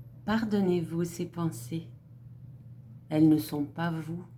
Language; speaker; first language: French; native; French